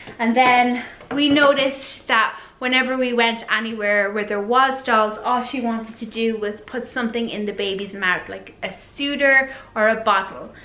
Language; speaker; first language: English; native; English